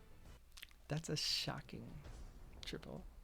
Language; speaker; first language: English; native; English